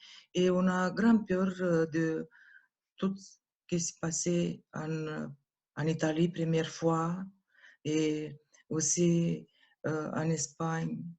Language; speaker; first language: French; non-native, learner; Romanian